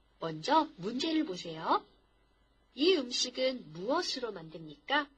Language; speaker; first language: Korean; non-native, fluent; Chinese